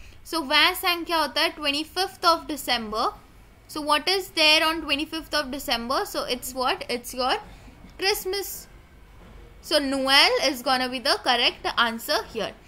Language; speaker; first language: English; non-native, local second language; Hindi